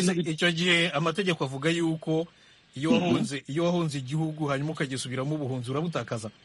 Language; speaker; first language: Kinyarwanda; native; Kinyarwanda